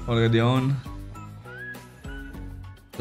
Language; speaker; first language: Hebrew; native; Hebrew